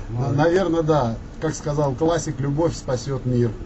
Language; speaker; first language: Russian; native; Russian